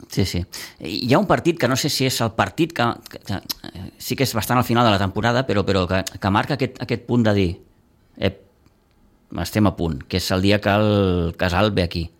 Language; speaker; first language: Catalan; native; Catalan